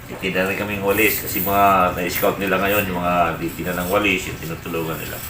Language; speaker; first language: Filipino; native; Filipino